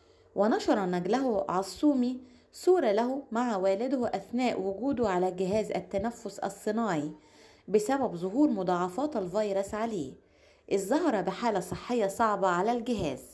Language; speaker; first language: Arabic; native; Arabic